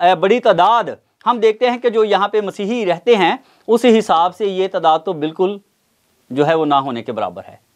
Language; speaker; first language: Urdu; non-native, local second language; Punjabi